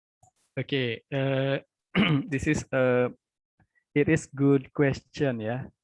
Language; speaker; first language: English; non-native, local second language; Indonesian